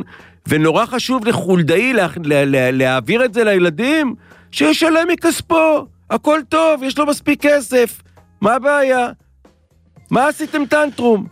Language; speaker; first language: Hebrew; native; Hebrew